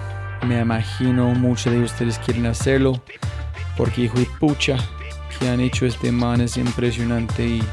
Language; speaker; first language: Spanish; non-native, fluent; English